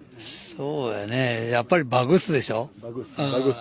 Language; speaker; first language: Japanese; native; Japanese